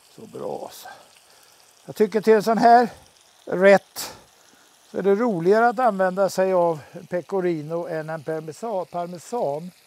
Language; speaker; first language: Swedish; native; Swedish